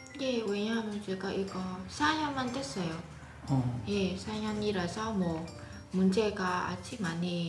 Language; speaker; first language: Korean; non-native, learner; Vietnamese